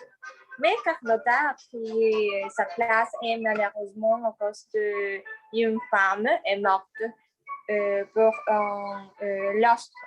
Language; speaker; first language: French; non-native, learner; Spanish